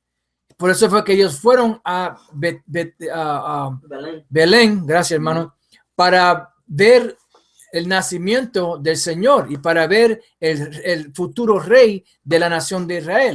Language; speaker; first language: Spanish; early bilingual, heritage; English